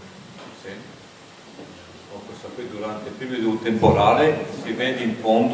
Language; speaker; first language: Italian; native; Italian